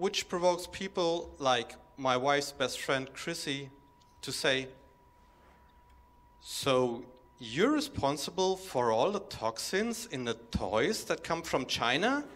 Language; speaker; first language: English; non-native, fluent; German